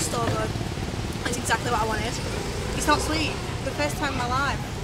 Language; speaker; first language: English; native; English